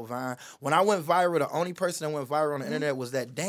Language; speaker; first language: English; native; English